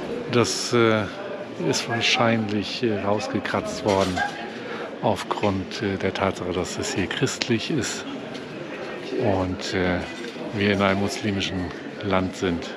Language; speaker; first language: German; native; German